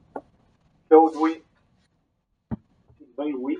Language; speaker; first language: French; native; French